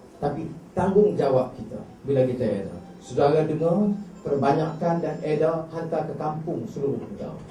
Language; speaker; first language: Malay; native; Malay